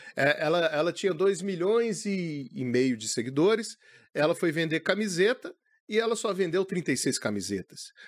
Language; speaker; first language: Portuguese; native; Portuguese